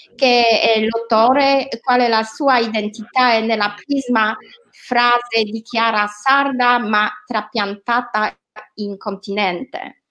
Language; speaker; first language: Italian; non-native, learner; Polish